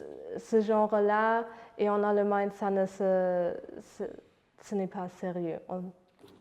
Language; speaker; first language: French; non-native, fluent; Luxembourgish